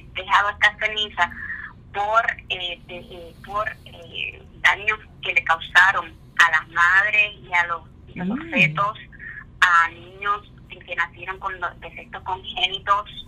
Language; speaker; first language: Spanish; native; Spanish